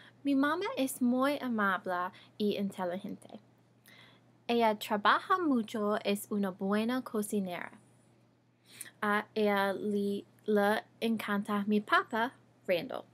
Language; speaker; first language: Spanish; non-native, learner; English